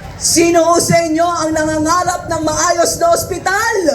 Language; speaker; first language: Filipino; native; Filipino